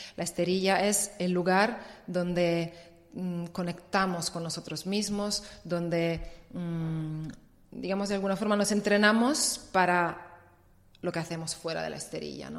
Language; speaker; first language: Spanish; non-native, fluent; Italian